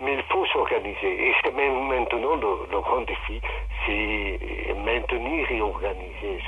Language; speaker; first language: French; non-native, fluent; Spanish